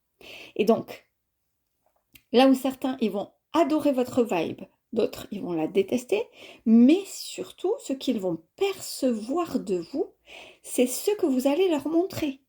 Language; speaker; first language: French; native; French